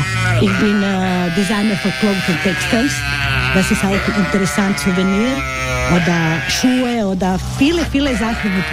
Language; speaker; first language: German; non-native, learner; Croatian